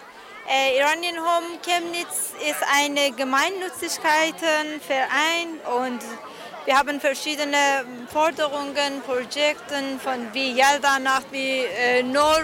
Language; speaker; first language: German; non-native, learner; Persian